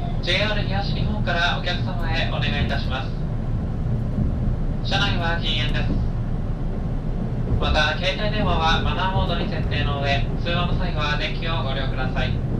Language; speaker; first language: Japanese; native; Japanese